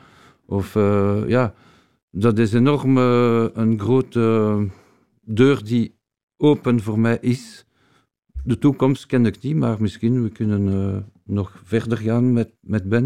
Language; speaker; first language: Dutch; non-native, learner; Spanish